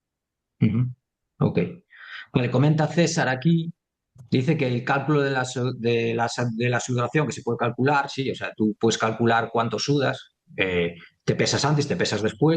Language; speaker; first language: Spanish; native; Spanish